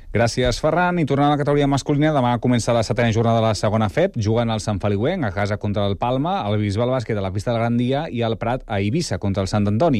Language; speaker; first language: Catalan; native; Catalan